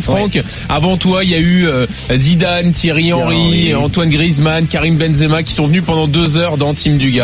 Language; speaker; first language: French; native; French